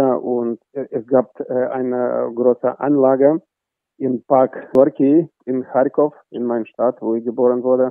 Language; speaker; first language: German; non-native, fluent; Russian